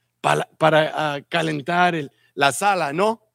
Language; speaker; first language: Spanish; early bilingual, heritage; Spanish